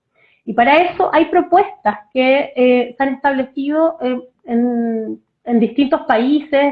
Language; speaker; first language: Spanish; native; Spanish